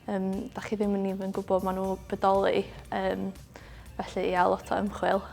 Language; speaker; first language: Welsh; non-native, local second language; English